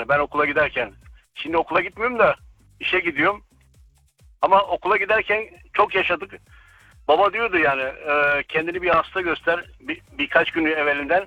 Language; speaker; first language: Turkish; early bilingual, heritage; Turkish